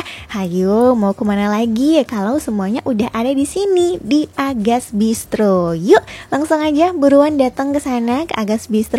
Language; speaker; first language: Indonesian; native; Indonesian